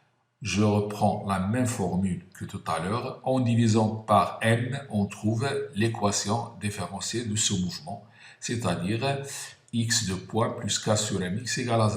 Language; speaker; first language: French; non-native, local second language; Arabic